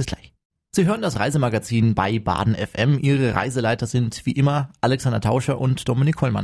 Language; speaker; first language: German; native; German